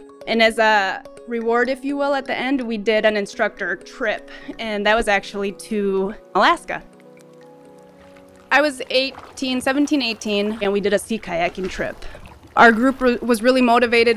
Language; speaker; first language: English; native; English